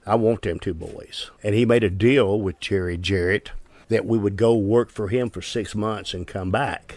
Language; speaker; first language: English; native; English